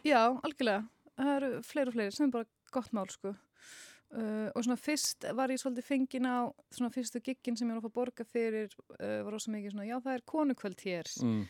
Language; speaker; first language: Icelandic; early bilingual, heritage; Icelandic